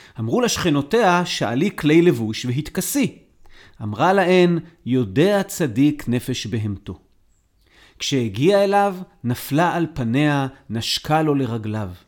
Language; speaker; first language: Hebrew; native; Hebrew